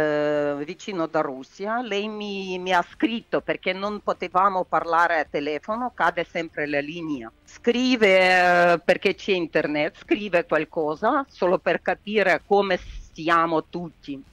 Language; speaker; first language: Italian; non-native, learner; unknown